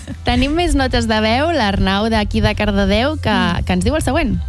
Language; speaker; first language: Catalan; native; Catalan